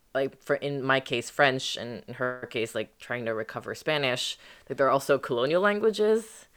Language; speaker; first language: English; early bilingual, other home language; French